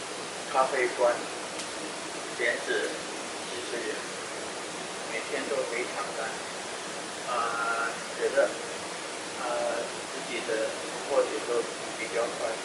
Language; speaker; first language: Chinese; non-native, learner; Indonesian